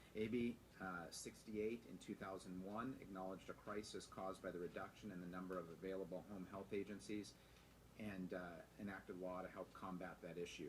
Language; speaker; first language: English; native; English